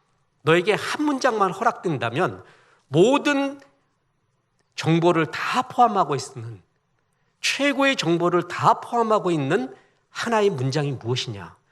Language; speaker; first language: Korean; native; Korean